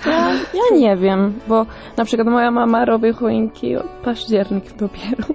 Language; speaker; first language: Polish; early bilingual, heritage; Spanish